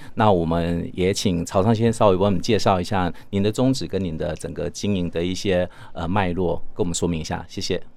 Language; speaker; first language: Chinese; native; Chinese